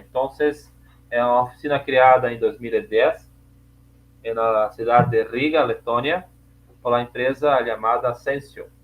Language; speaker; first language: Spanish; non-native, learner; Portuguese